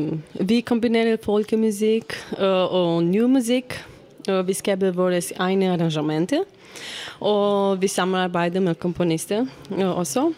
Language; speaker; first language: Danish; non-native, learner; Romanian